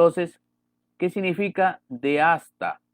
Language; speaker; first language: Spanish; native; Spanish